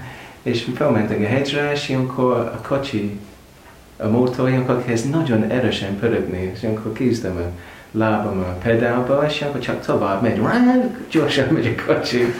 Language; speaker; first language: Hungarian; non-native, fluent; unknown